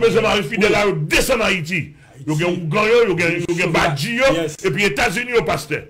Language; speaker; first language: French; non-native, local second language; Haitian Creole